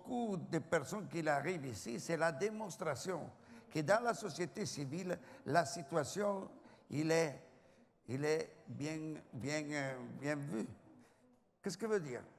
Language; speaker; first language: French; non-native, learner; Italian